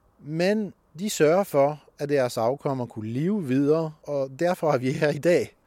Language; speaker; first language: Danish; non-native, fluent; French